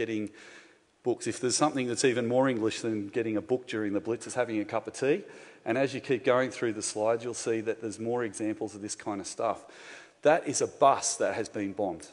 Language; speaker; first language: English; native; English